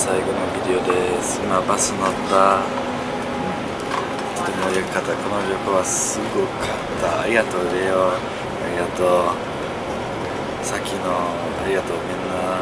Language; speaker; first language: Japanese; non-native, learner; German